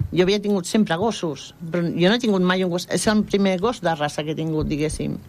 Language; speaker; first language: Catalan; non-native, local second language; Spanish